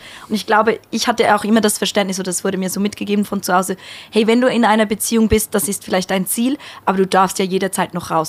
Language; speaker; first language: German; native; German